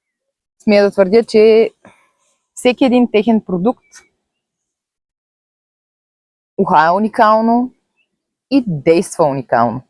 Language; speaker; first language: Bulgarian; native; Bulgarian